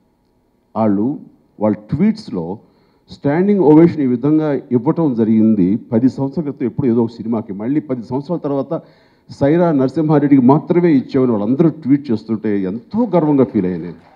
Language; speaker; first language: Telugu; native; Telugu